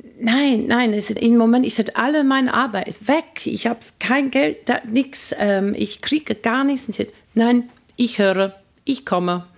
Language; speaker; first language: German; non-native, fluent; English